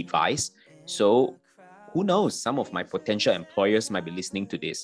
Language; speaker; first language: English; non-native, local second language; Chinese